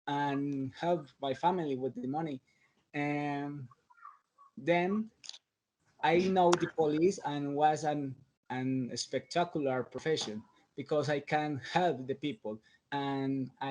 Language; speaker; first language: English; non-native, learner; Spanish